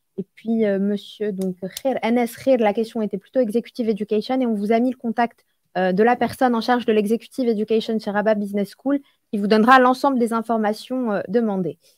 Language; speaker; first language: French; non-native, local second language; Arabic